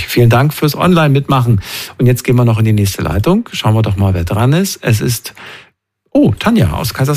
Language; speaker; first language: German; native; German